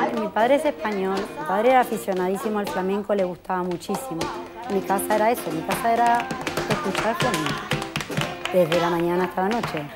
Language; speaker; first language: Spanish; native; Spanish